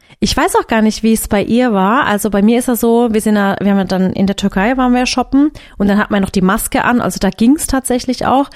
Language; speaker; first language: German; early bilingual, other home language; Turkish